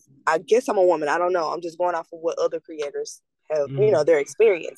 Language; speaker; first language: English; native; English